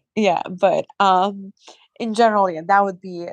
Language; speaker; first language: English; non-native, fluent; Azerbaijani